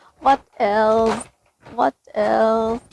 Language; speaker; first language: English; non-native, learner; Thai